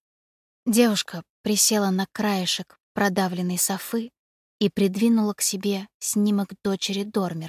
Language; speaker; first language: Russian; native; Russian